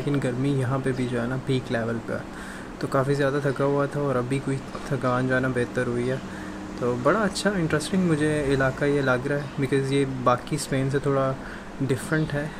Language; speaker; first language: Urdu; non-native, local second language; Punjabi